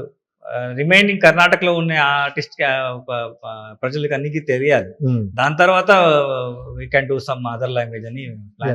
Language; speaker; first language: Telugu; non-native, learner; Kannada